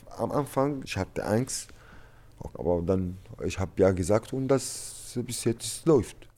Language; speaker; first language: German; non-native, learner; Arabic